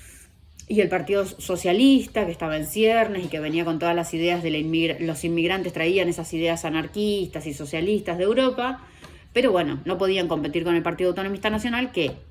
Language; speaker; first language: Spanish; native; Spanish